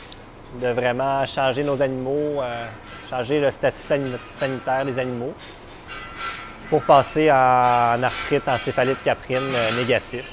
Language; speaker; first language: French; native; French